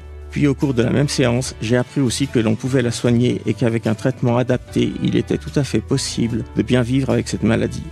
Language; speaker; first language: French; native; French